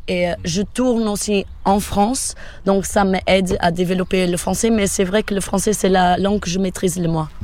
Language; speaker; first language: French; non-native, fluent; Portuguese